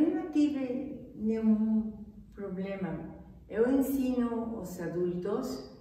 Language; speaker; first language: Portuguese; non-native, fluent; Spanish